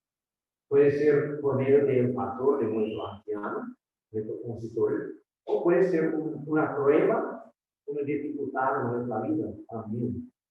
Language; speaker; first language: Spanish; non-native, fluent; English